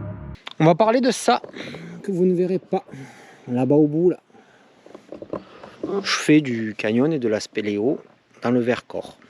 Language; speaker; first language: French; native; French